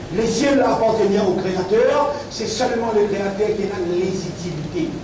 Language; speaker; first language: French; non-native, local second language; Morisyen